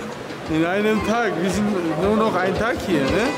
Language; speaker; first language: German; non-native, learner; Armenian